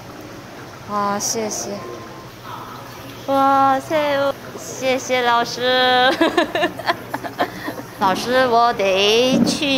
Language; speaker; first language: Chinese; non-native, learner; Korean